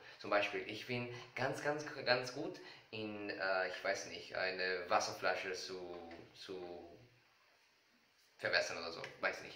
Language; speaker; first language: German; non-native, learner; Spanish